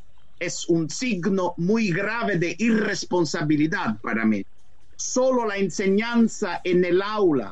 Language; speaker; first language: Spanish; non-native, fluent; Italian